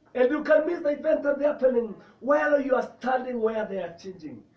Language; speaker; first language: English; non-native, local second language; Swahili